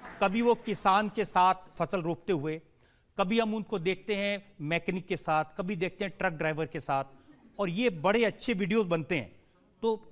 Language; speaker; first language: Hindi; native; Hindi